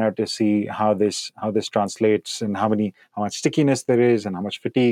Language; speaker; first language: English; non-native, local second language; Hindi